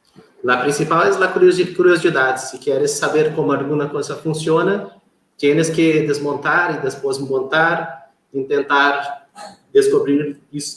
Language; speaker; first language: Spanish; non-native, fluent; Portuguese